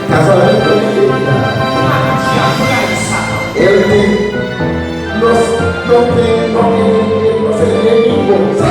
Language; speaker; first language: Portuguese; non-native, learner; Haitian Creole